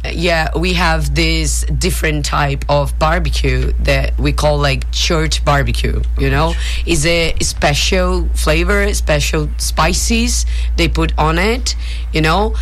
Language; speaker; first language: English; non-native, fluent; Portuguese